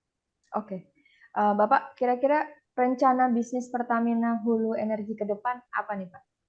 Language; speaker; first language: Indonesian; native; Indonesian